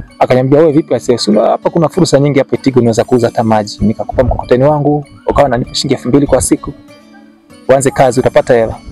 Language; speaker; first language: Swahili; non-native, local second language; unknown